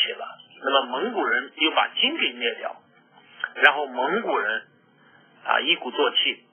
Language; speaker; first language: Chinese; native; Chinese